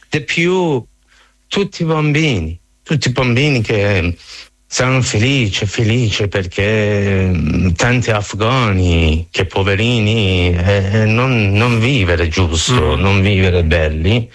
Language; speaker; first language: Italian; non-native, learner; Persian